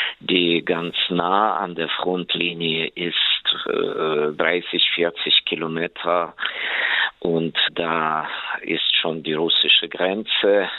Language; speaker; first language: German; non-native, fluent; Ukrainian